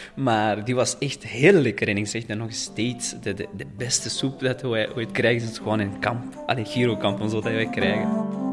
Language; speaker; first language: Dutch; non-native, learner; Persian